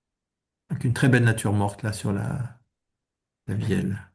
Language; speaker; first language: French; native; French